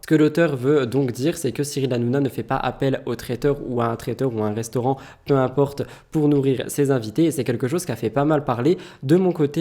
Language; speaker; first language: French; native; French